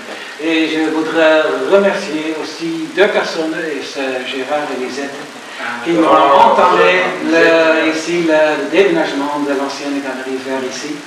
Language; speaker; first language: French; non-native, fluent; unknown